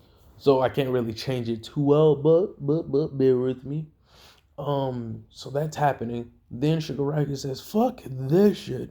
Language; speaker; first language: English; native; English